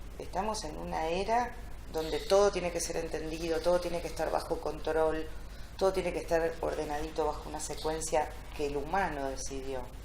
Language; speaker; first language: Spanish; early bilingual, other home language; Italian